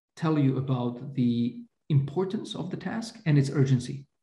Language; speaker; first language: English; non-native, fluent; Slovak